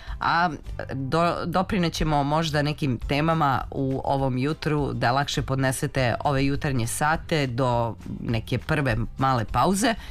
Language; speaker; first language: Serbian; native; Serbian